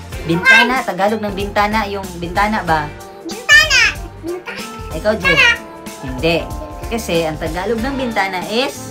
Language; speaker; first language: Filipino; non-native, local second language; Cebuano